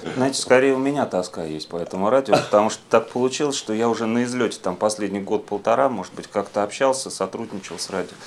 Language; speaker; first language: Russian; native; Russian